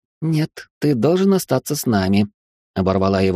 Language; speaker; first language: Russian; native; Russian